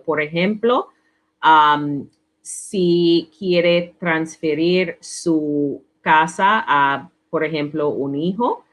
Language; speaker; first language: Spanish; non-native, learner; English